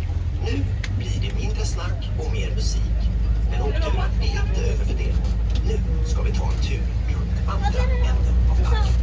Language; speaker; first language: Swedish; native; Swedish